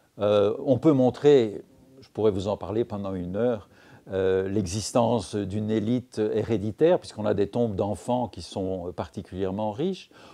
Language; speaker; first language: French; native; French